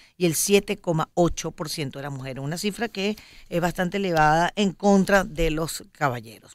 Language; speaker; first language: Spanish; native; Spanish